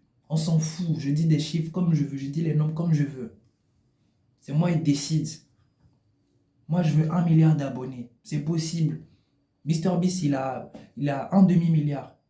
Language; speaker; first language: French; native; French